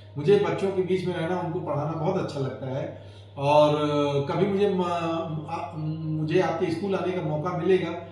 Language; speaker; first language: Hindi; native; Hindi